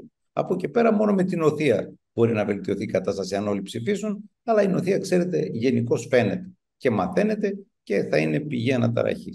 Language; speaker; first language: Greek; native; Greek